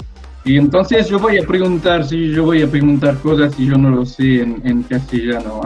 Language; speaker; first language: Spanish; non-native, learner; French